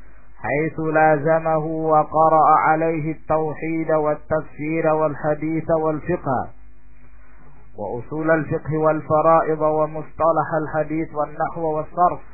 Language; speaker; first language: Arabic; non-native, fluent; Indonesian